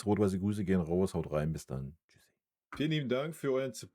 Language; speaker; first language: German; native; German